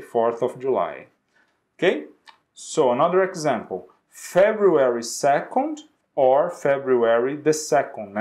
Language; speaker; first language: English; non-native, fluent; Portuguese